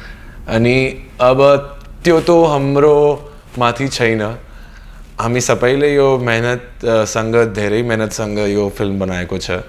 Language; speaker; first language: Nepali; non-native, learner; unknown